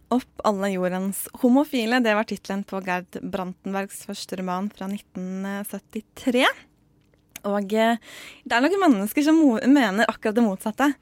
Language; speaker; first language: Norwegian; native; Norwegian